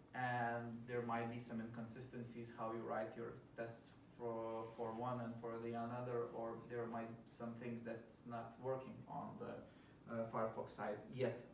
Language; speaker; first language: English; non-native, fluent; Lithuanian